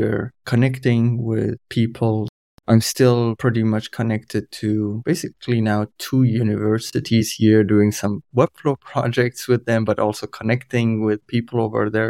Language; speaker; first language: English; non-native, fluent; Kurdish